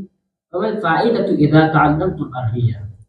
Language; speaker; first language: Arabic; non-native, learner; Urdu